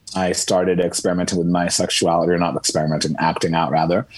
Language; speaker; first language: English; early bilingual, other home language; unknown